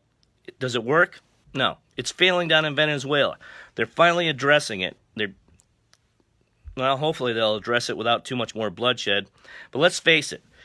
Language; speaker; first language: English; native; English